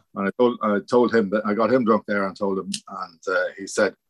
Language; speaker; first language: English; native; English